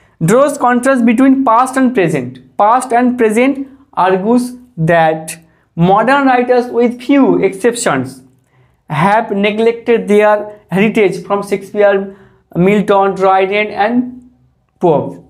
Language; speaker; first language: English; non-native, local second language; Bangla